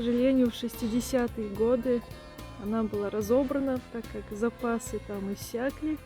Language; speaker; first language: Russian; native; Russian